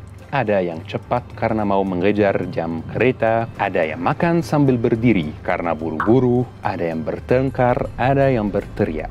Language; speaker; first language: Indonesian; non-native, fluent; Arabic